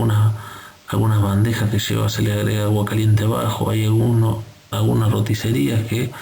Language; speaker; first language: Spanish; native; Spanish